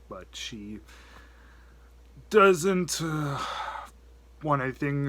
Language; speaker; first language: English; native; English